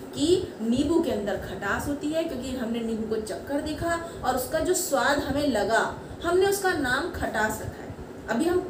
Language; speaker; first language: Hindi; native; Hindi